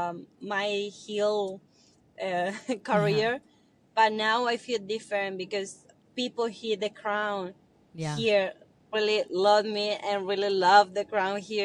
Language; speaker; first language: English; non-native, learner; Spanish